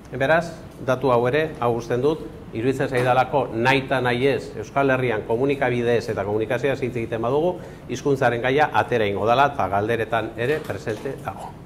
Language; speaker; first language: Basque; native; Basque